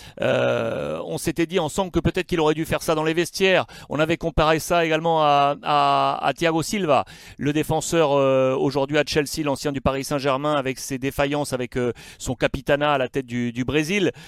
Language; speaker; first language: French; native; French